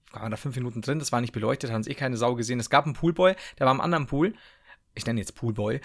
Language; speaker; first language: German; native; German